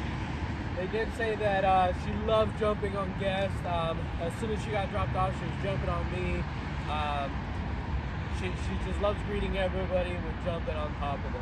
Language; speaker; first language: English; native; English